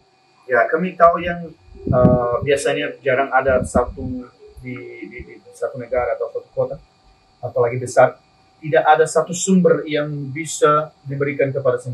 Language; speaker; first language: Indonesian; non-native, learner; Spanish